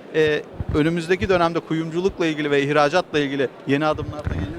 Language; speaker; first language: Turkish; native; Turkish